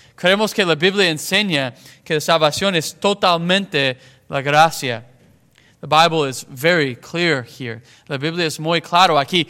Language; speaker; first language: Spanish; non-native, fluent; English